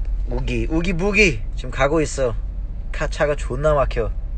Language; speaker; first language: Korean; early bilingual, heritage; Korean